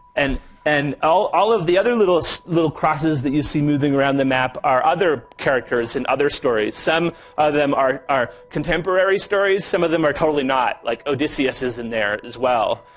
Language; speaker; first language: English; native; English